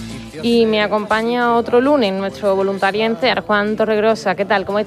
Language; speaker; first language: Spanish; native; Spanish